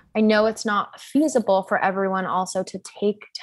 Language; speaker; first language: English; native; English